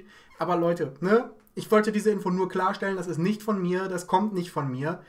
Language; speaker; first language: German; native; German